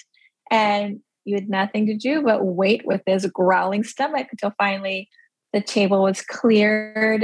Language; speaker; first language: English; early bilingual, other home language; Pennsylvania German